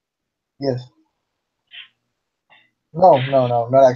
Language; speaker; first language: English; non-native, learner; Spanish